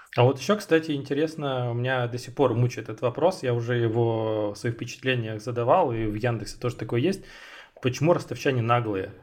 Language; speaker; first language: Russian; native; Russian